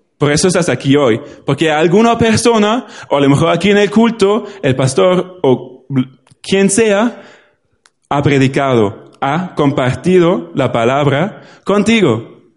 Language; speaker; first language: Spanish; non-native, fluent; German